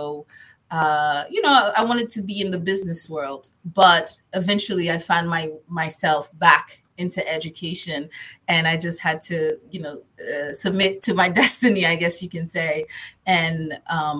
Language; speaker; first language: English; early bilingual, other home language; Haitian Creole